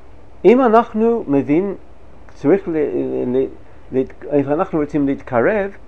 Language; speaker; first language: Hebrew; non-native, fluent; English